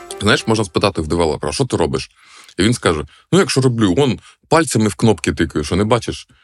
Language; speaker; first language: Ukrainian; non-native, local second language; Russian